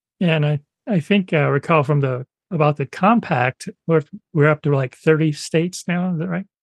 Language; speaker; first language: English; native; English